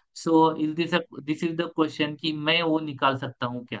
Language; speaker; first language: Hindi; non-native, local second language; Marathi